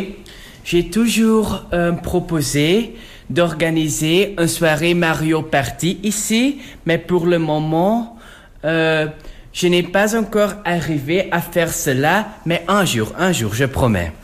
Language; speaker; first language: French; non-native, local second language; Dutch